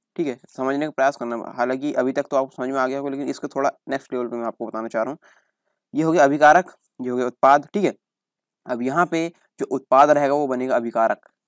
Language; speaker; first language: Hindi; native; Hindi